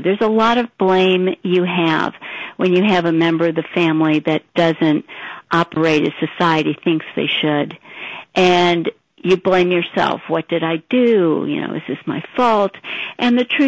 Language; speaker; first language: English; native; English